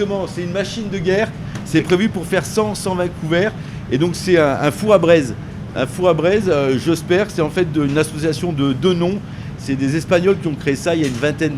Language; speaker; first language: French; native; French